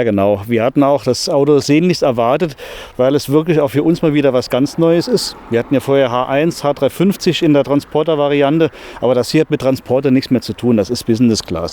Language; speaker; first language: German; native; German